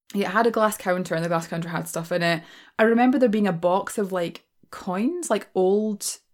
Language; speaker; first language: English; native; English